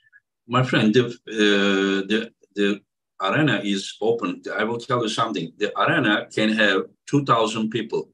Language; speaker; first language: English; non-native, fluent; Turkish